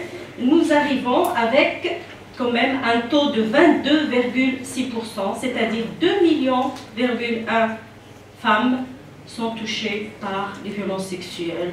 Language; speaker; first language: French; non-native, local second language; Arabic